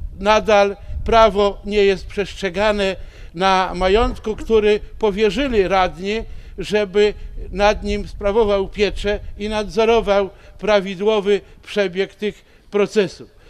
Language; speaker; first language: Polish; native; Polish